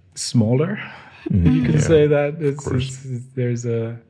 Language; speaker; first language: English; non-native, local second language; Tswana